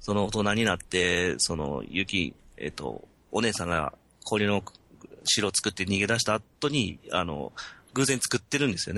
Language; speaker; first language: Japanese; native; Japanese